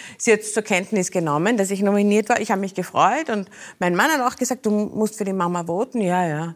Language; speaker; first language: German; native; German